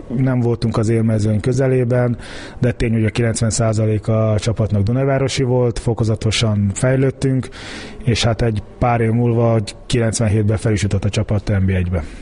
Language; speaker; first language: Hungarian; early bilingual, heritage; Hungarian